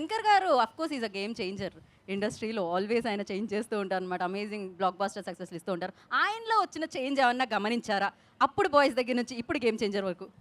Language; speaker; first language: Telugu; native; Telugu